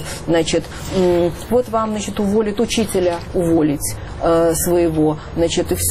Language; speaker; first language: Russian; native; Russian